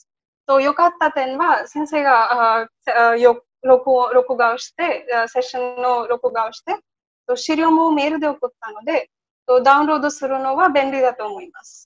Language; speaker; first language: Japanese; non-native, learner; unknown